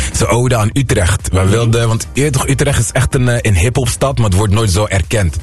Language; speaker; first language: Dutch; non-native, local second language; Papiamento